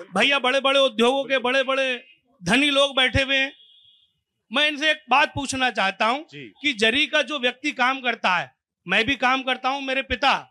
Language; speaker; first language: Hindi; native; Hindi